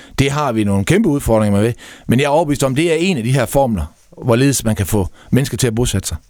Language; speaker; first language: Danish; native; Danish